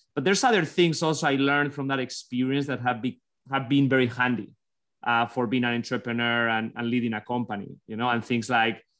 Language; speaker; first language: English; non-native, fluent; Spanish